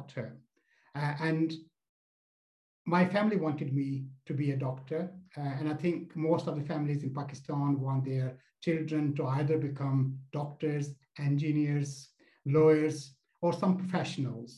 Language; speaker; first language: English; non-native, local second language; Punjabi